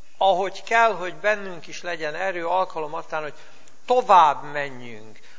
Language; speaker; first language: Hungarian; native; Hungarian